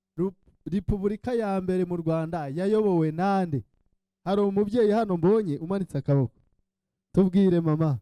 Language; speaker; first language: Kinyarwanda; early bilingual, heritage; Kinyarwanda